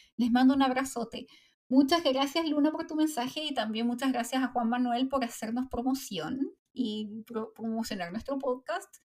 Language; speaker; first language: Spanish; native; Spanish